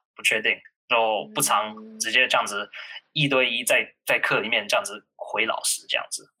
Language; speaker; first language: Chinese; early bilingual, heritage; Chinese